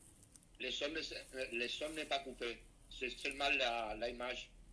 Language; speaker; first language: French; non-native, learner; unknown